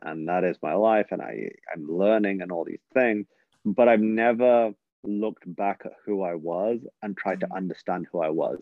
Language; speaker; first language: English; native; English